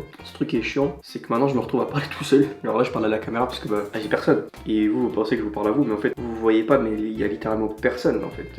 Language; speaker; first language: French; native; French